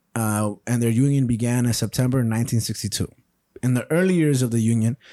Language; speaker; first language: English; early bilingual, other home language; Spanish